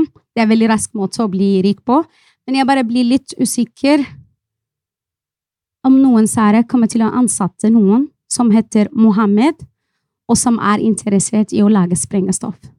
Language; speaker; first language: Norwegian; non-native, fluent; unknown